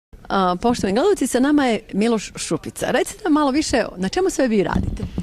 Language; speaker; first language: Bosnian; native; Bosnian